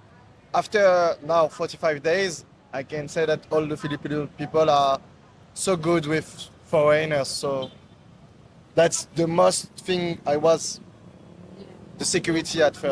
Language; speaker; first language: English; non-native, learner; French